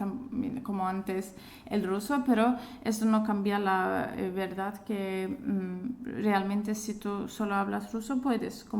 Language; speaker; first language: Spanish; non-native, fluent; Azerbaijani